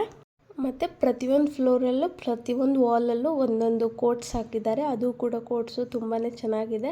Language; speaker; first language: Kannada; native; Kannada